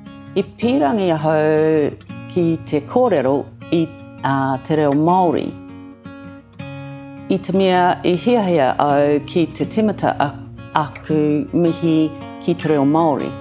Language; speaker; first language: Māori; non-native, learner; English